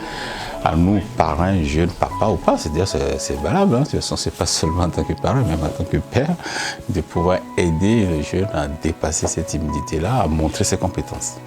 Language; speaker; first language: French; native; French